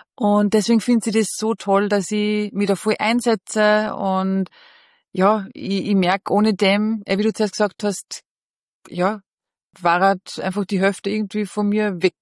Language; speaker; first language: German; early bilingual, other home language; Bosnian